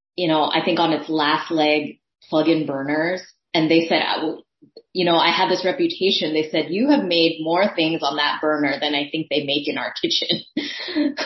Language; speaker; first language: English; early bilingual, other home language; Thai